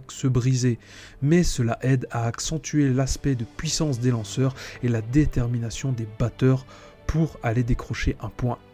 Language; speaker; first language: French; native; French